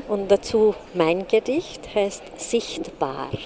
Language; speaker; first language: German; non-native, fluent; Hungarian